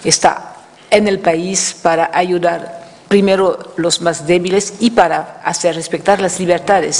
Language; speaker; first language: Spanish; non-native, fluent; French